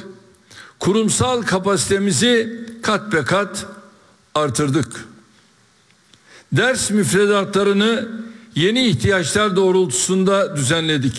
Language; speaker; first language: Turkish; native; Turkish